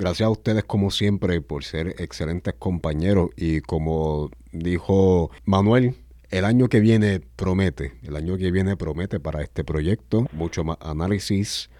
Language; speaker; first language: Spanish; native; Spanish